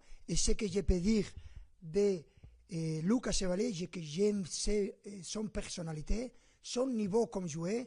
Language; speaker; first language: French; non-native, fluent; Spanish